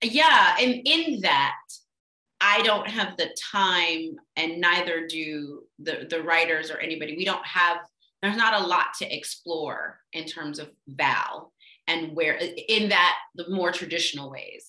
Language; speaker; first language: English; native; English